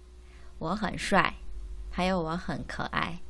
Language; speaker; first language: Chinese; non-native, learner; Korean